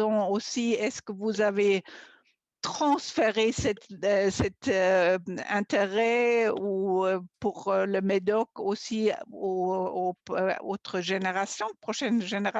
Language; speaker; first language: French; non-native, fluent; German